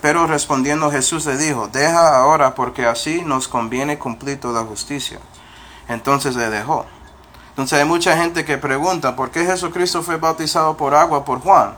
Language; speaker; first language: Spanish; non-native, fluent; English